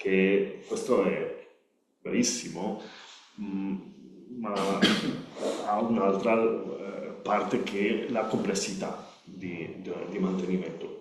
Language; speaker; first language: Italian; non-native, learner; Spanish